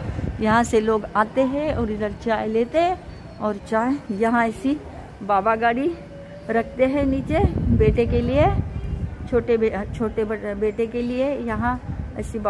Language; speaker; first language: Hindi; non-native, local second language; Marathi